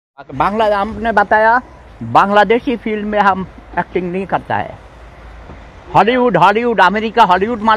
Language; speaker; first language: Hindi; non-native, learner; Bangla